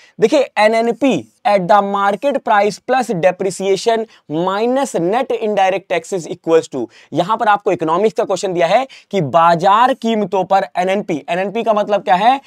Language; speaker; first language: Hindi; native; Hindi